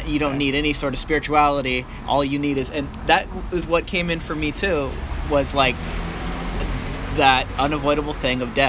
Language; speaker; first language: English; native; English